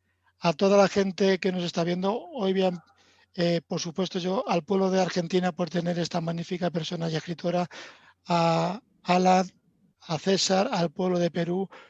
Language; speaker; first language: Spanish; native; Spanish